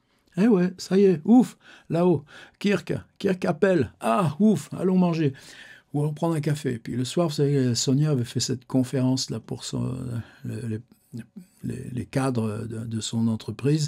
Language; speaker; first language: French; native; French